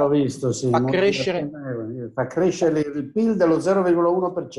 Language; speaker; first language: Italian; native; Italian